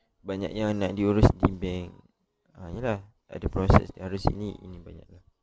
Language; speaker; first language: Malay; native; Malay